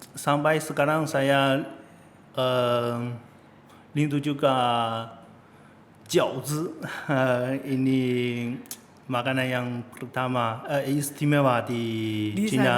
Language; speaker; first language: Indonesian; non-native, learner; Chinese